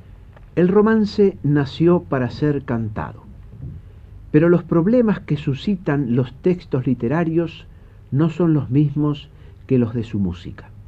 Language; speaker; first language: Spanish; native; Spanish